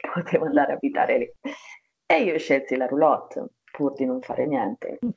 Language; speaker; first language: Italian; early bilingual, other home language; German